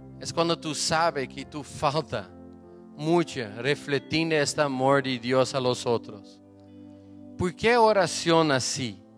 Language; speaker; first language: Spanish; non-native, fluent; Portuguese